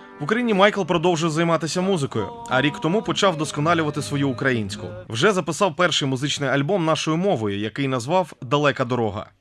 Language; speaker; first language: Ukrainian; native; Ukrainian